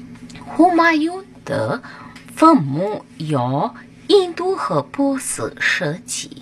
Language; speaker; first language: Chinese; non-native, fluent; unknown